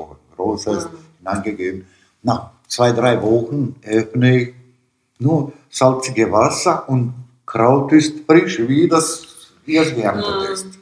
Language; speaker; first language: German; non-native, fluent; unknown